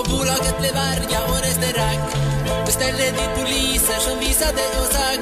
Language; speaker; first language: Swedish; native; Swedish